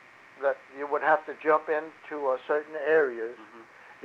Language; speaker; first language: English; early bilingual, other home language; French